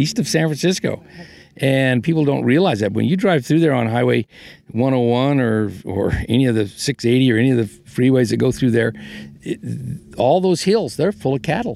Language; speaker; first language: English; native; English